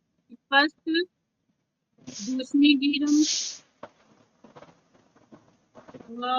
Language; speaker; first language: Persian; non-native, learner; Urdu